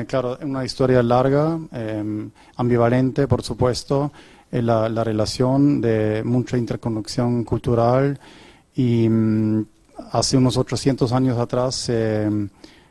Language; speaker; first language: Spanish; non-native, fluent; German